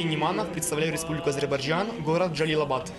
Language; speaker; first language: Russian; non-native, local second language; Azerbaijani